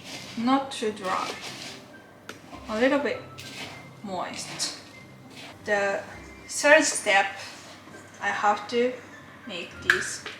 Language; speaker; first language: English; non-native, learner; Japanese